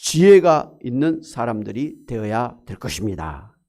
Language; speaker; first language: Korean; native; Korean